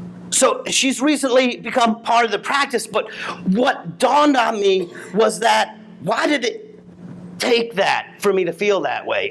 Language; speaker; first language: English; native; English